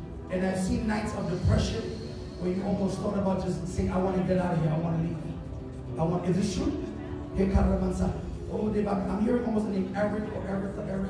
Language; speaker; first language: English; early bilingual, other home language; Spanish